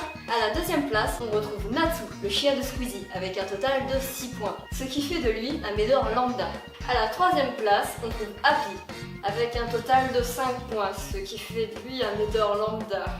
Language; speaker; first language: French; native; French